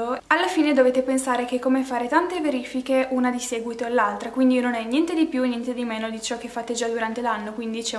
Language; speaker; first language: Italian; native; Italian